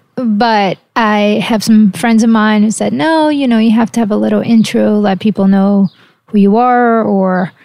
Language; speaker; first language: English; early bilingual, other home language; Portuguese